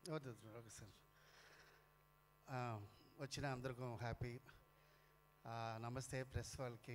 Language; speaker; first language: Telugu; non-native, learner; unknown